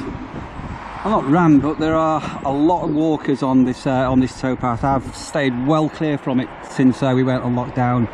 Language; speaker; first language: English; native; English